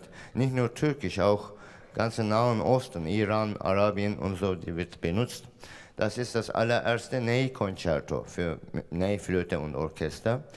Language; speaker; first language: German; non-native, fluent; Turkish